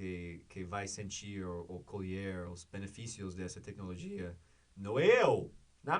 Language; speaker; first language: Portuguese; non-native, learner; English